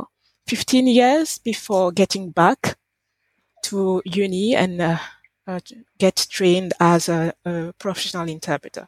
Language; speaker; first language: English; non-native, fluent; French